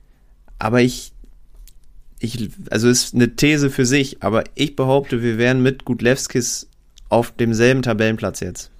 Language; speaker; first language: German; native; German